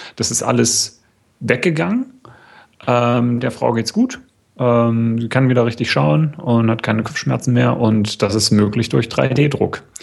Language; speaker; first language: German; native; German